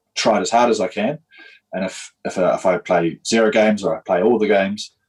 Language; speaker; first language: English; native; English